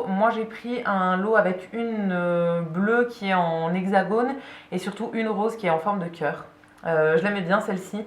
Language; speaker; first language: French; native; French